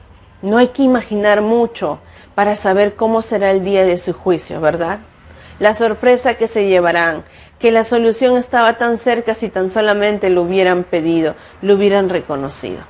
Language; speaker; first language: Spanish; native; Spanish